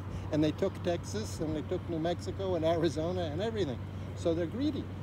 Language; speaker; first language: English; native; English